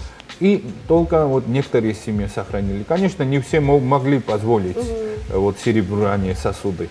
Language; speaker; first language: Russian; non-native, fluent; Georgian